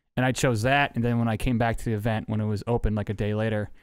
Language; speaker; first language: English; native; English